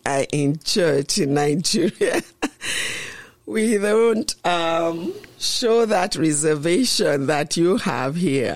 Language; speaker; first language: English; non-native, local second language; Yoruba